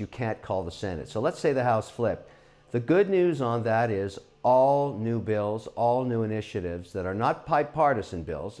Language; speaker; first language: English; native; English